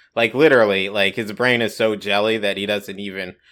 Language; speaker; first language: English; native; English